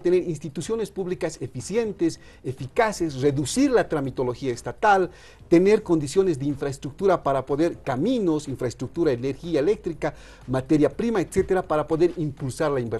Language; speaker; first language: Spanish; native; Spanish